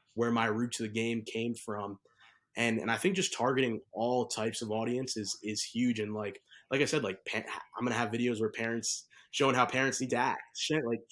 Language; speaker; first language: English; native; English